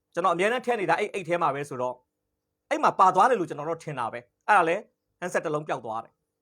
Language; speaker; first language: Burmese; native; Burmese